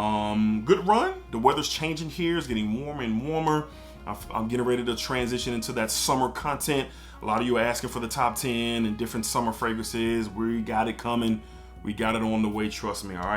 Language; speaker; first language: English; native; English